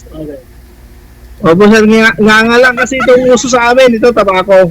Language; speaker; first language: Filipino; non-native, local second language; Iloko